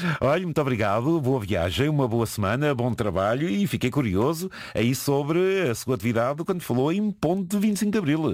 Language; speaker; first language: Portuguese; native; Portuguese